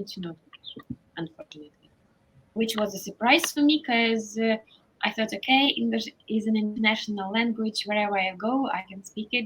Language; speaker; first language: English; non-native, fluent; Russian